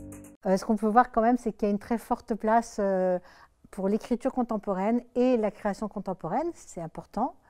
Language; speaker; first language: French; native; French